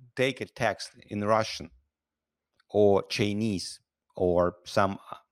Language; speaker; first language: English; non-native, fluent; Russian